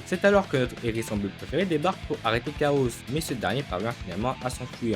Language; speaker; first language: French; native; French